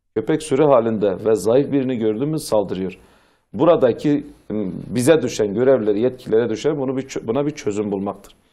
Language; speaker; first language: Turkish; non-native, local second language; Zaza